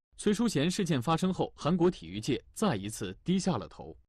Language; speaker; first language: Chinese; native; Chinese